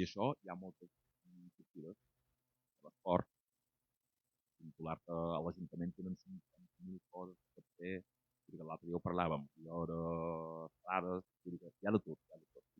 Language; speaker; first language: Catalan; non-native, fluent; Wolof